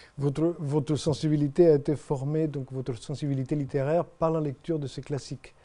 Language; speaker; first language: French; non-native, fluent; Spanish